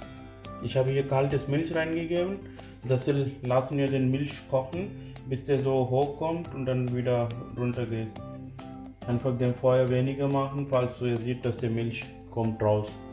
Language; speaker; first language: German; non-native, fluent; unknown